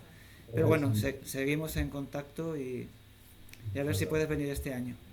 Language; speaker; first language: Spanish; native; Spanish